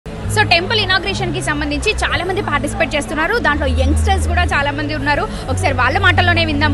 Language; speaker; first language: Telugu; native; Telugu